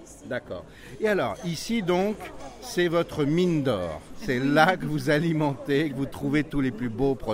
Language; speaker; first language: French; native; French